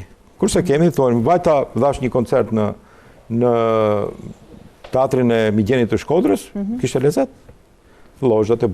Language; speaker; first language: Albanian; native; Albanian